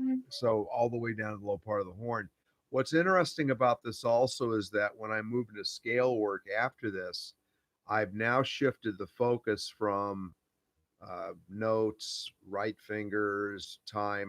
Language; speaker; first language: English; native; English